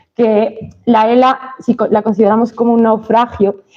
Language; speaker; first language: Spanish; native; Spanish